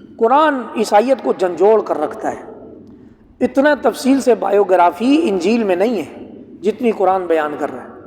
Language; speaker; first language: Urdu; non-native, local second language; Punjabi